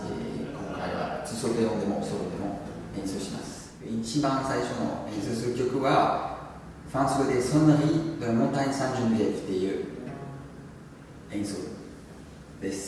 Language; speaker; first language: Japanese; non-native, learner; French